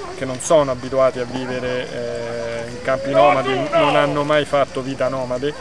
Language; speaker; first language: Italian; native; Italian